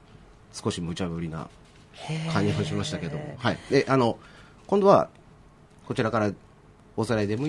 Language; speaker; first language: Japanese; native; Japanese